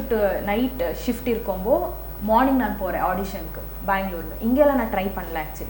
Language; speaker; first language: Tamil; non-native, learner; Kannada